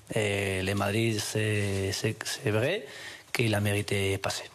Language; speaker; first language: French; non-native, learner; Spanish